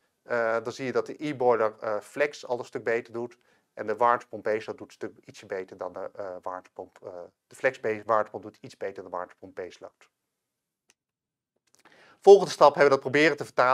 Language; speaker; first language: Dutch; native; Dutch